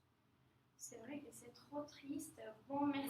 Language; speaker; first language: French; non-native, learner; Spanish